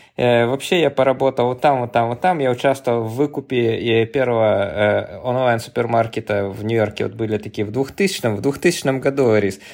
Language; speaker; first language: Russian; native; Russian